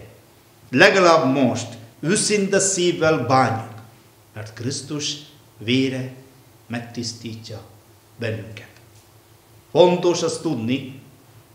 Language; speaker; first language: Hungarian; non-native, fluent; Malayalam